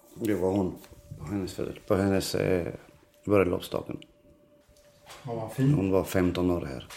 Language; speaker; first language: Swedish; non-native, local second language; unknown